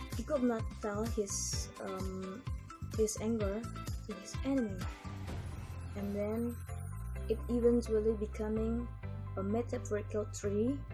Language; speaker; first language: English; non-native, learner; Indonesian